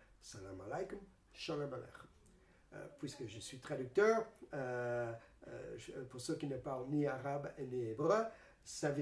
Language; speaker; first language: French; non-native, fluent; English